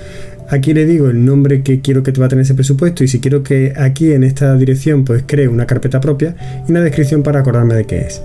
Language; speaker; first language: Spanish; native; Spanish